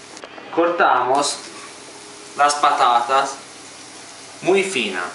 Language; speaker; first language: Spanish; non-native, fluent; Italian